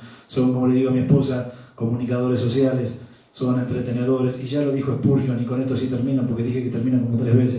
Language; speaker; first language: Spanish; native; Spanish